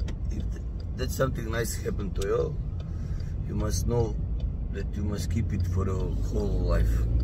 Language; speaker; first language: English; non-native, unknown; Croatian